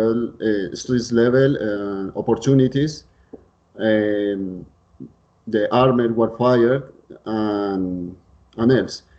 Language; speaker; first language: English; non-native, learner; Spanish